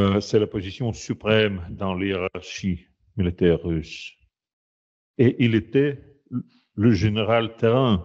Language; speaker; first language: French; non-native, fluent; Russian